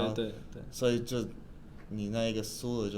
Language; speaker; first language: Chinese; early bilingual, heritage; English